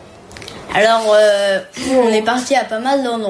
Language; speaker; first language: French; early bilingual, heritage; French